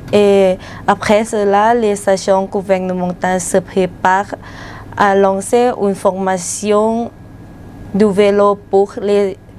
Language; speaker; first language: French; non-native, learner; Thai